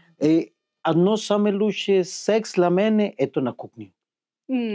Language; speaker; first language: Russian; non-native, learner; Spanish